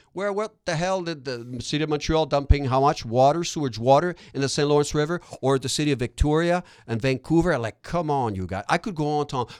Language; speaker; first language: English; non-native, local second language; French